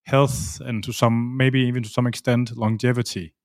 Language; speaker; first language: English; non-native, fluent; Danish